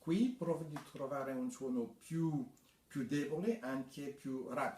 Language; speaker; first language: Italian; non-native, fluent; French